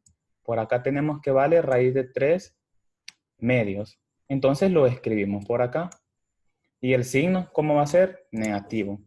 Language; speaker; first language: Spanish; native; Spanish